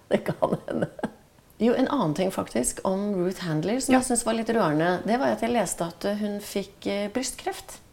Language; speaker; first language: Norwegian; native; Norwegian